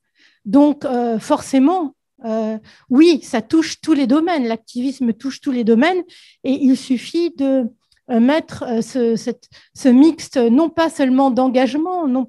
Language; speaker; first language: French; native; French